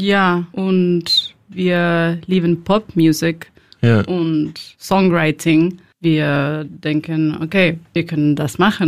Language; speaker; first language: German; non-native, learner; Spanish